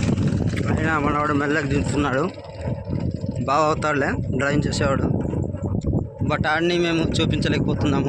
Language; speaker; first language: Telugu; native; Telugu